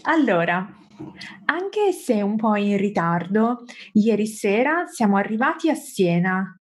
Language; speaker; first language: Italian; native; Italian